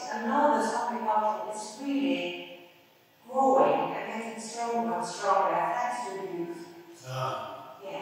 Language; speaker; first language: English; non-native, fluent; Norwegian